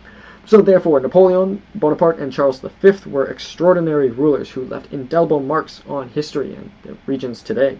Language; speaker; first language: English; native; English